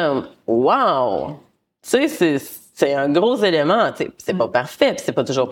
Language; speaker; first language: French; native; French